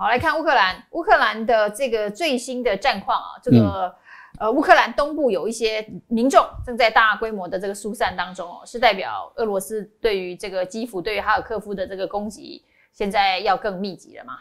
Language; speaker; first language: Chinese; native; Chinese